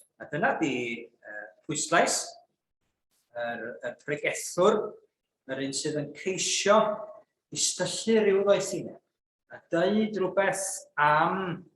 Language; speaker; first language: Welsh; native; Welsh